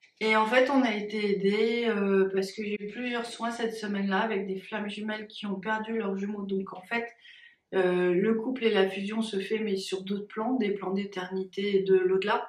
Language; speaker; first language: French; native; French